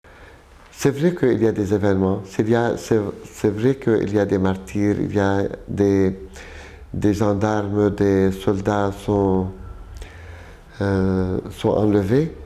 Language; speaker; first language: French; non-native, local second language; Arabic